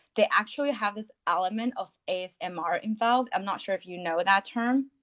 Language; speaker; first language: English; non-native, fluent; Chinese